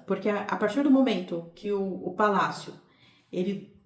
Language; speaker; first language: Portuguese; native; Portuguese